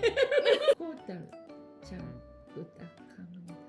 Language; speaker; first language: Korean; non-native, learner; Japanese